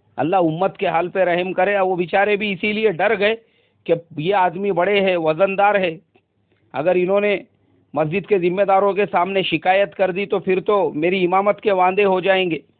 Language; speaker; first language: Urdu; native; Urdu